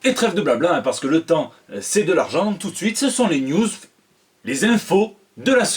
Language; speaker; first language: French; native; French